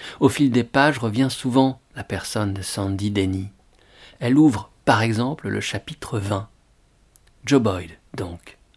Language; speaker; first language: French; native; French